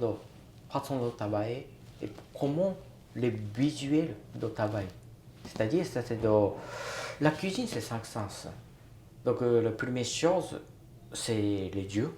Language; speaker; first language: French; non-native, learner; Japanese